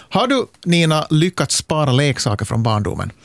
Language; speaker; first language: Swedish; native; Swedish